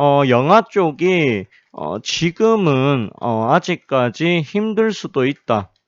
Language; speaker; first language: Korean; native; Korean